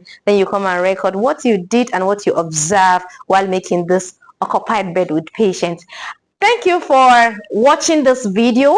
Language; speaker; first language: English; non-native, local second language; Igbo